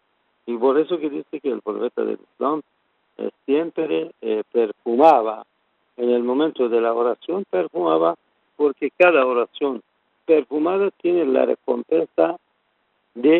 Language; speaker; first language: Spanish; non-native, learner; Persian